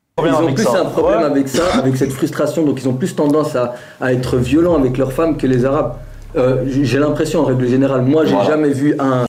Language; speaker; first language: French; early bilingual, other home language; Arabic